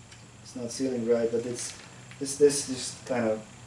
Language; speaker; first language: English; non-native, fluent; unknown